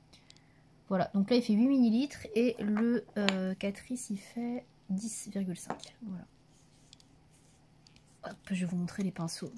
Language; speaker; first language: French; native; French